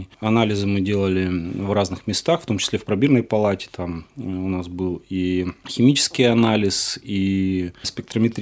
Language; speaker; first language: Russian; native; Russian